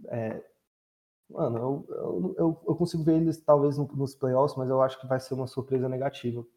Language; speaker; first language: Portuguese; native; Portuguese